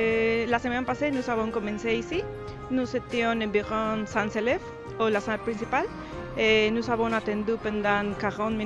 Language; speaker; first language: French; non-native, learner; Spanish